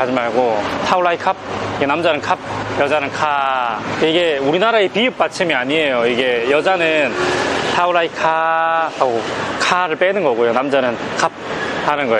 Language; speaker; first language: Korean; native; Korean